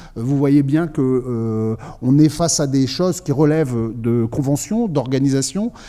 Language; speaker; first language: French; native; French